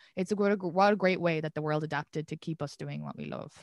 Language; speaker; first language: English; native; English